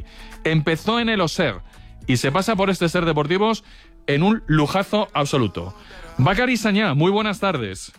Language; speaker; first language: Spanish; native; Spanish